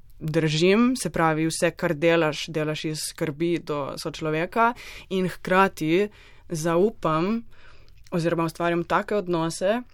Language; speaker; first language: Slovenian; native; Slovenian